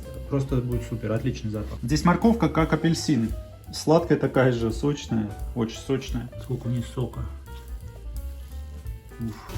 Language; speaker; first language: Russian; native; Russian